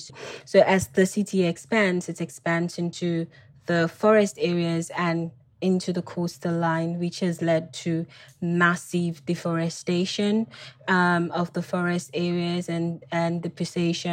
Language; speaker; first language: English; non-native, local second language; Krio